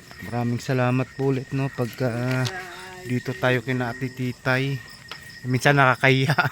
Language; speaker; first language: Filipino; non-native, local second language; Hiligaynon